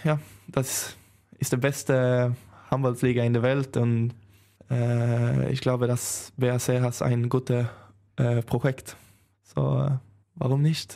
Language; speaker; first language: German; non-native, learner; Swedish